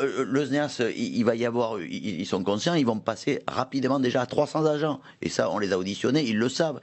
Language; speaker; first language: French; native; French